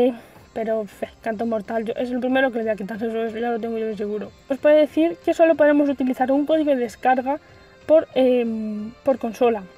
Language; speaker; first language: Spanish; native; Spanish